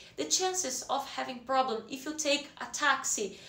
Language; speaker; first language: English; non-native, fluent; Portuguese